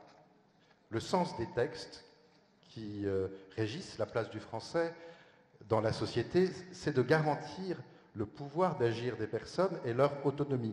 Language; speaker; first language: French; native; French